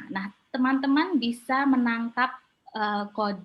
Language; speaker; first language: Indonesian; native; Indonesian